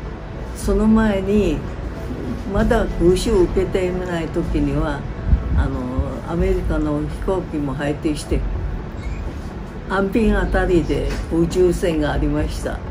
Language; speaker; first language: Japanese; non-native, local second language; Chinese